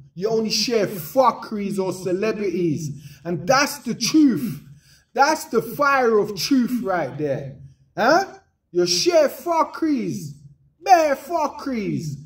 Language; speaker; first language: English; native; English